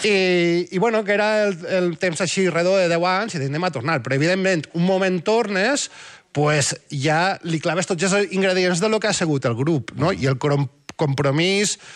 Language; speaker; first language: Catalan; native; Catalan